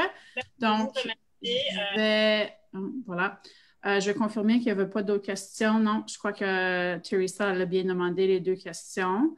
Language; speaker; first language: French; native; French